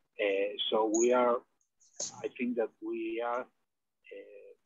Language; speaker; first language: English; non-native, learner; Spanish